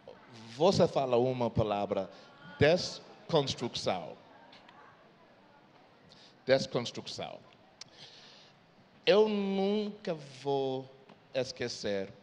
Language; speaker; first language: Portuguese; non-native, fluent; English